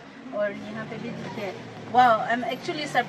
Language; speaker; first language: Hindi; non-native, local second language; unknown